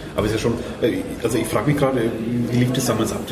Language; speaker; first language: German; native; German